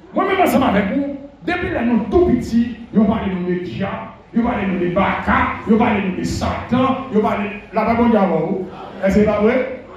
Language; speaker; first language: French; non-native, local second language; Haitian Creole